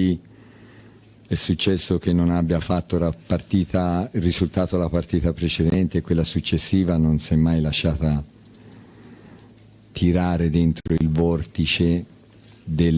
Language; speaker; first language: Italian; native; Italian